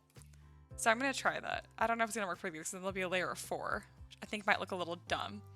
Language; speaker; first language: English; native; English